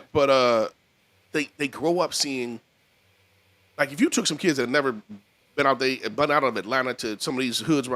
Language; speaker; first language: English; native; English